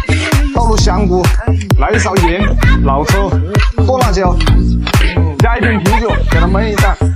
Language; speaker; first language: Chinese; native; Chinese